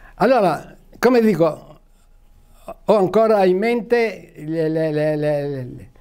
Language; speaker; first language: Italian; native; Italian